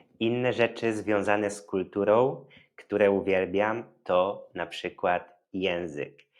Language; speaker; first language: Polish; native; Polish